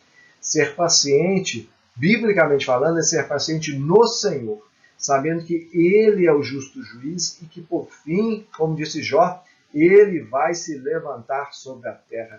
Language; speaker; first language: Portuguese; native; Portuguese